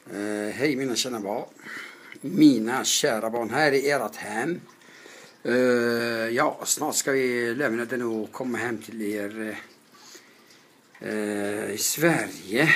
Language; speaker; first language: Swedish; non-native, fluent; Arabic